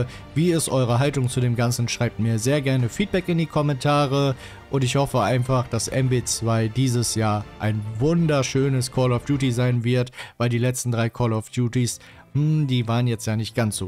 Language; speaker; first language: German; native; German